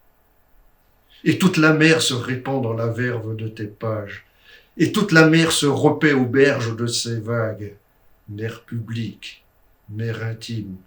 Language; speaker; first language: French; native; French